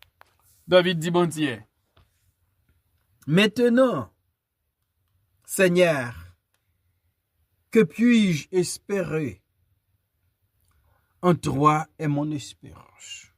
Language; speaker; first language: French; non-native, local second language; Haitian Creole